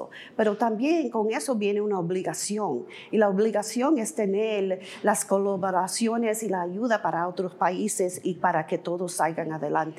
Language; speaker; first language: Spanish; early bilingual, heritage; English